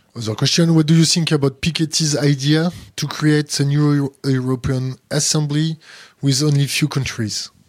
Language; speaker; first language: English; non-native, learner; French